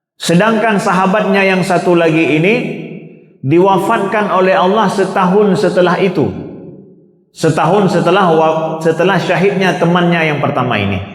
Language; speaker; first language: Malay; non-native, local second language; Achinese